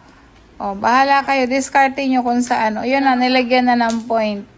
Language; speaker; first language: Filipino; native; Filipino